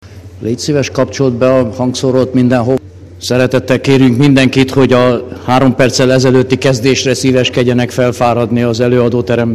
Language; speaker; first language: Hungarian; native; Hungarian